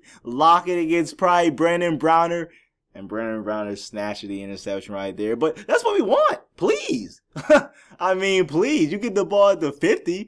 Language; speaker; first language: English; native; English